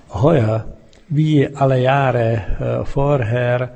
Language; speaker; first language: German; non-native, fluent; Czech